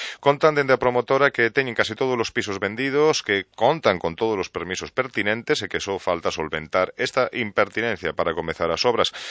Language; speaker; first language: Galician; native; Galician